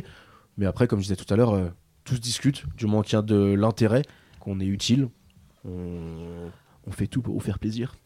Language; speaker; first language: French; native; French